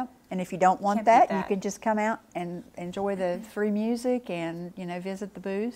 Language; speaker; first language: English; native; English